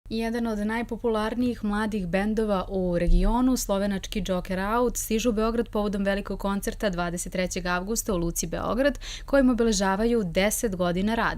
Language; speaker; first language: Serbian; native; Serbian